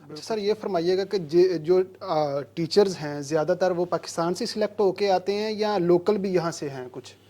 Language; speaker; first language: Urdu; non-native, local second language; Punjabi